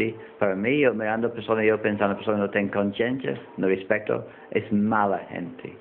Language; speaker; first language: Spanish; non-native, learner; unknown